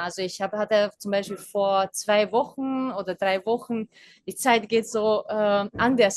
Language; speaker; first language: German; non-native, fluent; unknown